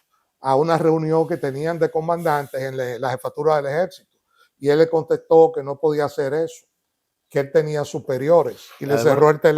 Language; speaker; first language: Spanish; native; Spanish